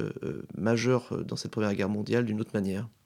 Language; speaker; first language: French; native; French